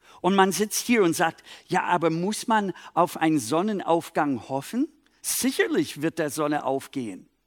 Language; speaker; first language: German; non-native, fluent; English